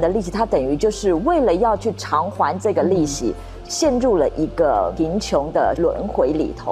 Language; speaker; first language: Chinese; native; Chinese